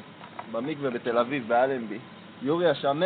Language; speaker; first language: Hebrew; native; Hebrew